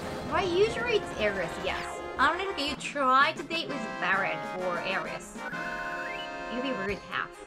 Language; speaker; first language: English; non-native, fluent; Japanese